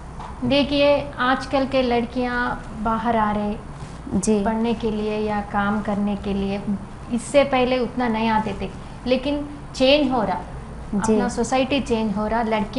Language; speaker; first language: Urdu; non-native, local second language; Telugu